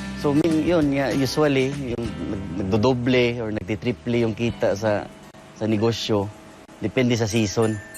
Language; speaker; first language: Filipino; non-native, local second language; Cebuano